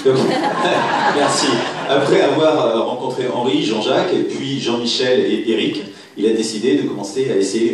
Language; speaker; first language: French; native; French